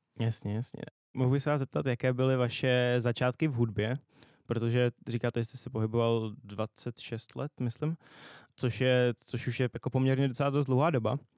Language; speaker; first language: Czech; native; Czech